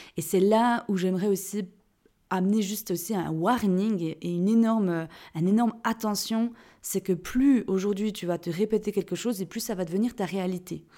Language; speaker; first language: French; native; French